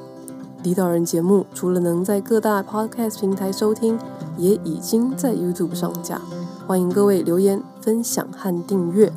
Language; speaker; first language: Chinese; native; Chinese